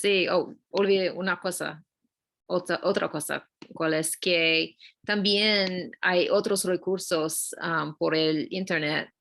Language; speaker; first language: Spanish; non-native, learner; English